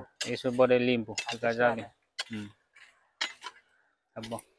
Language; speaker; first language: Portuguese; non-native, learner; Vietnamese